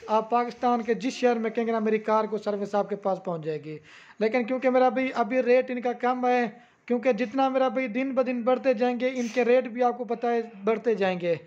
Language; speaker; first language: Urdu; non-native, local second language; Saraiki